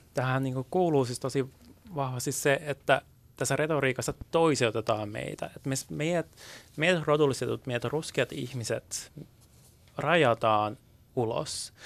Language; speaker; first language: Finnish; early bilingual, other home language; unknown